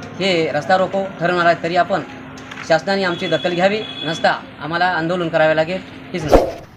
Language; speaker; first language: Marathi; non-native, local second language; Lambadi